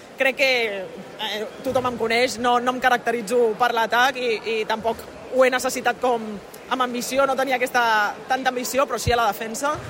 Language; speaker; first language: Catalan; early bilingual, other home language; Spanish